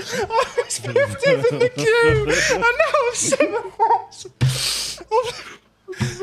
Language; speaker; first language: English; native; English